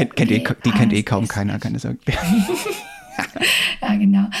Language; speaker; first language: German; non-native, fluent; Spanish